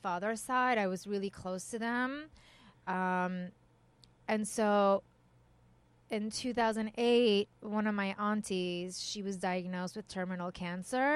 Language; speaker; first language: English; early bilingual, other home language; Persian